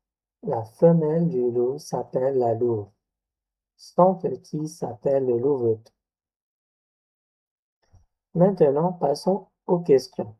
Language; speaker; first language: French; non-native, local second language; Arabic